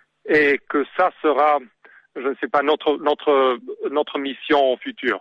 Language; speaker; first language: French; non-native, learner; Serbian